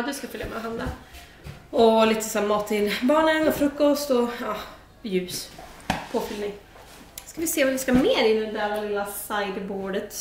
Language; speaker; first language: Swedish; native; Swedish